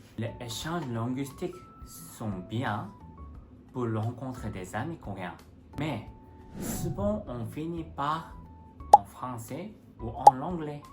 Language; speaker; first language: French; non-native, fluent; Korean